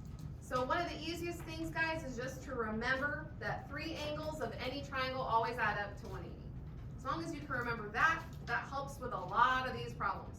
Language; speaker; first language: English; native; English